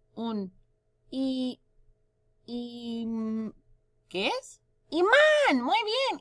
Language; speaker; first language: Spanish; non-native, fluent; English